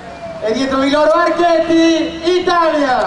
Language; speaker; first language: Italian; non-native, fluent; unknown